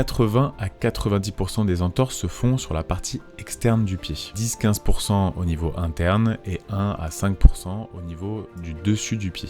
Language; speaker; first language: French; native; French